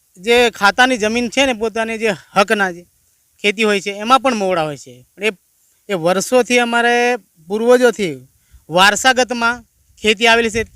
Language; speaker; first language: Gujarati; non-native, local second language; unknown